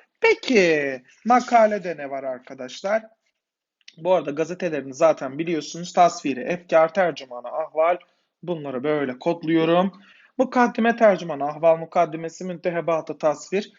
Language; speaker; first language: Turkish; native; Turkish